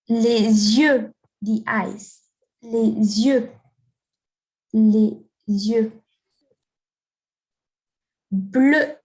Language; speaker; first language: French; non-native, fluent; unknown